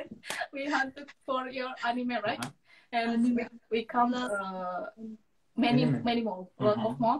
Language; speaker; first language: English; non-native, learner; Indonesian